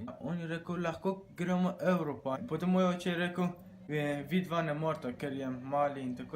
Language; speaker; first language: Slovenian; non-native, learner; Persian